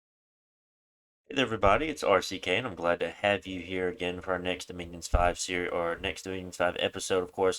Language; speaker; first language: English; native; English